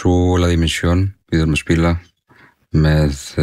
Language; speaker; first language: Icelandic; non-native, learner; Spanish